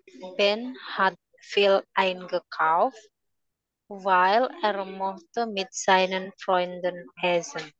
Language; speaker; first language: German; non-native, learner; Indonesian